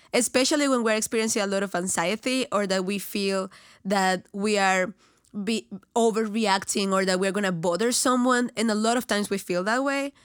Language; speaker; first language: English; non-native, fluent; Spanish